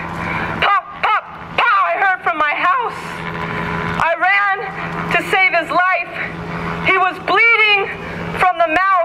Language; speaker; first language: English; native; English